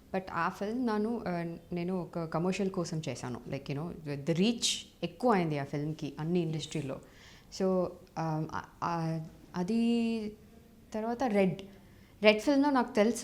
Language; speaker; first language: Telugu; non-native, fluent; Tamil